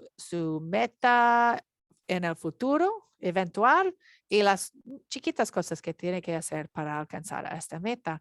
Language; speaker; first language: Spanish; non-native, learner; English